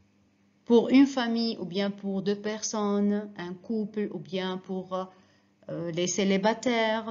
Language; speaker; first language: French; non-native, fluent; Arabic